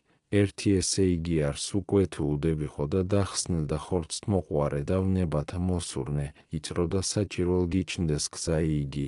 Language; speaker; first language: Georgian; native; Georgian